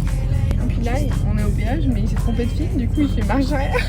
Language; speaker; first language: French; native; French